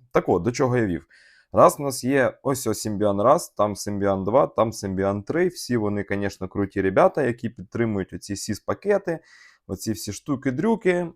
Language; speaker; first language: Ukrainian; non-native, local second language; Russian